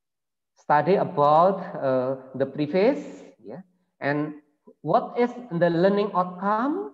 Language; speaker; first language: English; non-native, learner; Indonesian